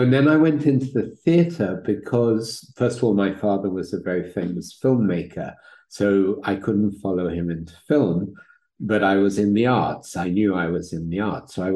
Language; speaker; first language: English; native; English